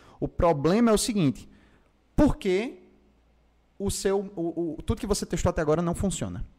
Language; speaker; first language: Portuguese; native; Portuguese